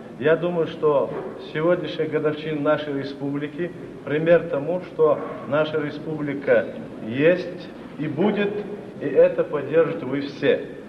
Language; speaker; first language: Russian; non-native, local second language; Chechen